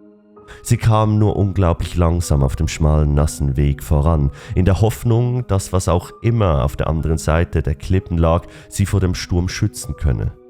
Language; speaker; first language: German; native; German